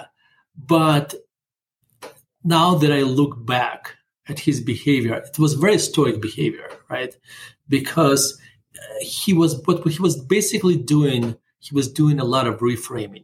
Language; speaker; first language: English; non-native, fluent; Russian